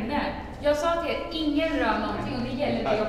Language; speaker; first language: Swedish; native; Swedish